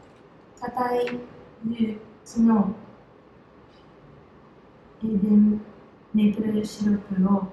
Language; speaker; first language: Japanese; non-native, learner; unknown